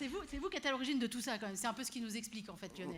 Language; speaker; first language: French; native; French